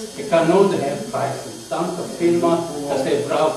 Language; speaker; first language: German; non-native, learner; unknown